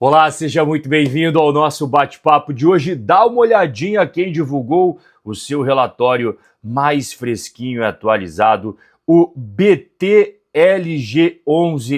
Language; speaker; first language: Portuguese; native; Portuguese